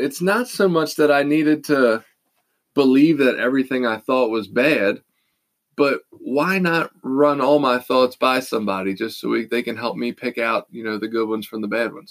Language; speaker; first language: English; native; English